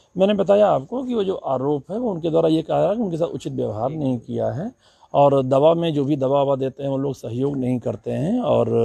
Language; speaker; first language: Hindi; native; Hindi